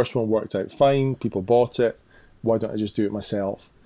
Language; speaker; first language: English; native; English